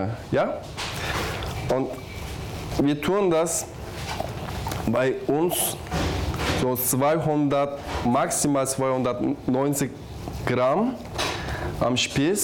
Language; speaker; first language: German; non-native, learner; Turkish